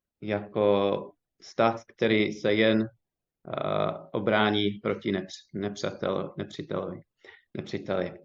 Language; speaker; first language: Czech; non-native, fluent; English